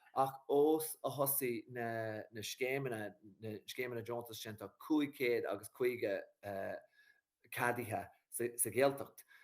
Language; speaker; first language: Irish; native; Irish